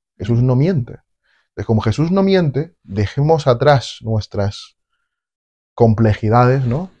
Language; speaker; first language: Spanish; native; Spanish